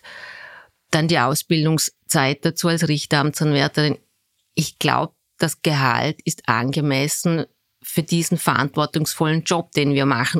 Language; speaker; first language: German; early bilingual, other home language; Turkish